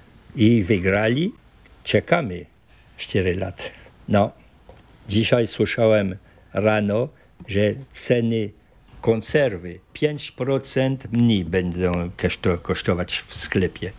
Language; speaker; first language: Polish; early bilingual, heritage; Polish